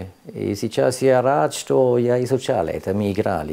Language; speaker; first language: Russian; non-native, learner; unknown